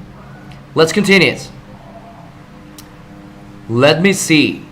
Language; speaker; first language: English; non-native, fluent; Spanish